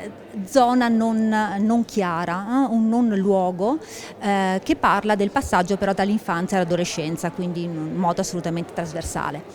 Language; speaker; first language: Italian; native; Italian